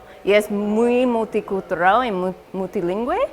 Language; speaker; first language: Spanish; non-native, fluent; English